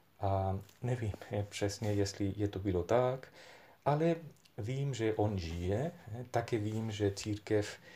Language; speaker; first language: Czech; non-native, fluent; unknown